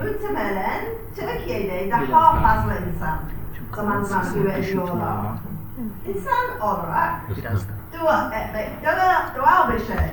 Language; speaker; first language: Turkish; non-native, fluent; English